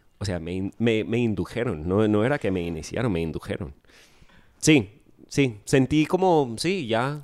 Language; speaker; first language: Spanish; non-native, fluent; English